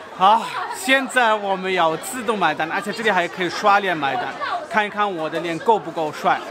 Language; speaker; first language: Chinese; non-native, fluent; German